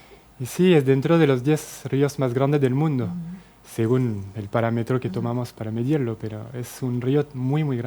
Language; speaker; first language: Spanish; non-native, fluent; French